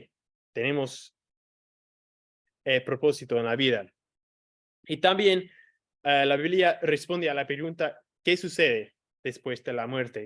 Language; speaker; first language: Spanish; non-native, fluent; English